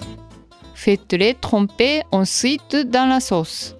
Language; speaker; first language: French; non-native, learner; Japanese